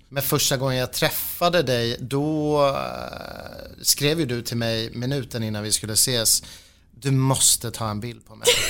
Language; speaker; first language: Swedish; native; Swedish